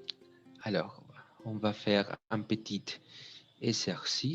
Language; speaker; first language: French; non-native, learner; Spanish